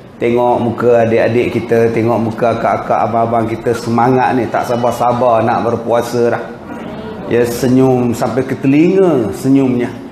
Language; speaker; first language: Malay; native; Malay